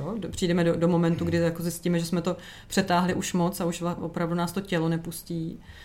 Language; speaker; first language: Czech; native; Czech